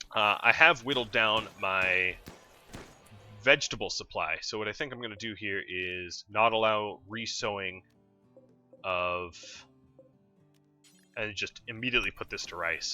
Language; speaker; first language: English; native; English